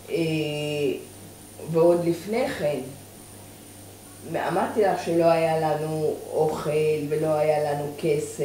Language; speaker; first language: Hebrew; early bilingual, other home language; Persian